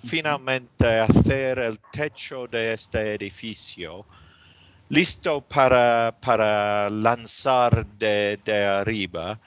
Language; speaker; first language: Spanish; non-native, learner; English